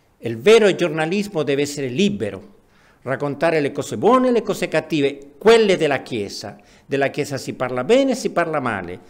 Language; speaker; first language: Italian; non-native, fluent; Spanish